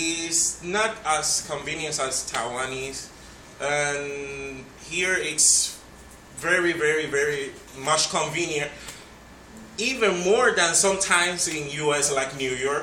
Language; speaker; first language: English; non-native, fluent; Spanish